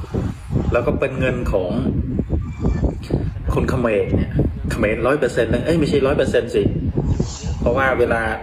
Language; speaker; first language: Thai; native; Thai